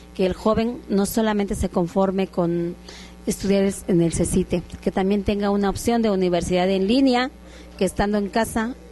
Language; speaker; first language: Spanish; native; Spanish